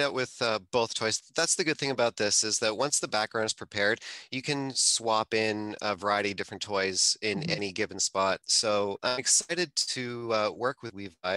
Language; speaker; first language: English; native; English